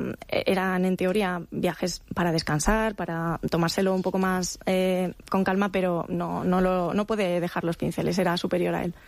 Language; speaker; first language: Spanish; native; Spanish